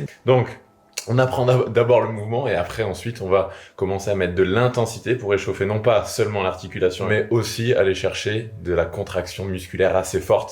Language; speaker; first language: French; native; French